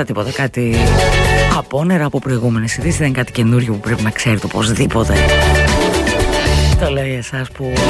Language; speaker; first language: Greek; native; Greek